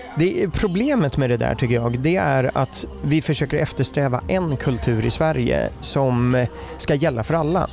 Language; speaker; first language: Swedish; early bilingual, other home language; German